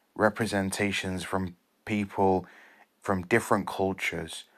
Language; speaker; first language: English; native; English